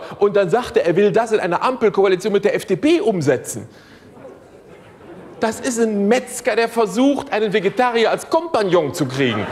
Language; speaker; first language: German; native; German